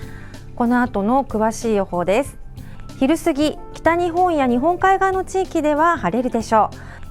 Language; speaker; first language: Japanese; native; Japanese